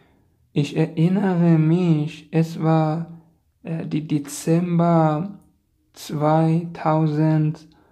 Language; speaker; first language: German; non-native, learner; Persian